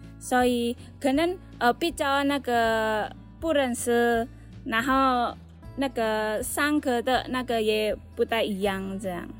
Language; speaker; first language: Chinese; non-native, learner; Indonesian